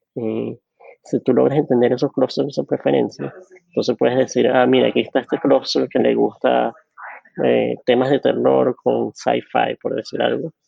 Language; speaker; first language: Spanish; native; Spanish